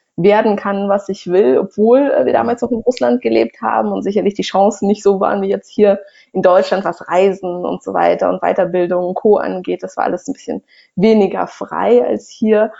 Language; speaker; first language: German; non-native, fluent; Russian